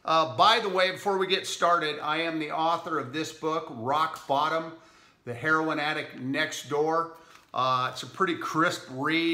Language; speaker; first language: English; native; English